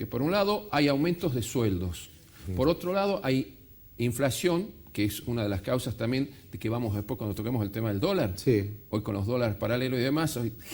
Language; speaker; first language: Spanish; native; Spanish